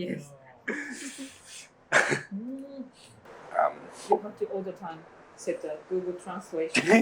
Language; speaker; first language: English; non-native, learner; Japanese